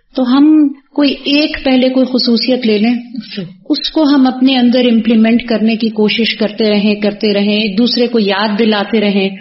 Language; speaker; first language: Urdu; native; Urdu